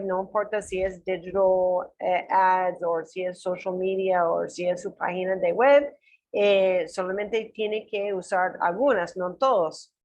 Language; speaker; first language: Spanish; non-native, learner; English